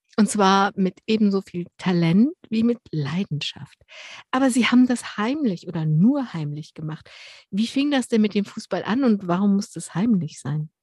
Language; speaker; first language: German; native; German